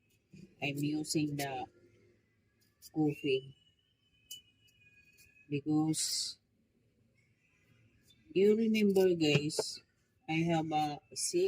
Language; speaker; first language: English; non-native, learner; Filipino